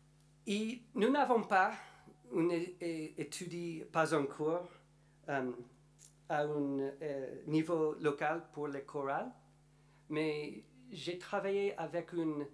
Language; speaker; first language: French; non-native, learner; English